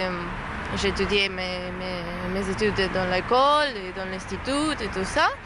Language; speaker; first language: French; non-native, learner; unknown